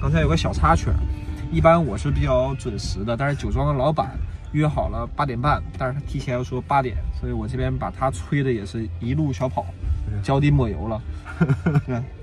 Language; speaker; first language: Chinese; native; Chinese